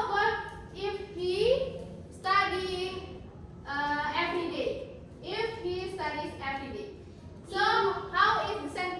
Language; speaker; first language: English; non-native, learner; Indonesian